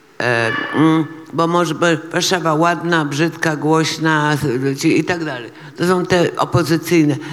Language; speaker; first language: Polish; native; Polish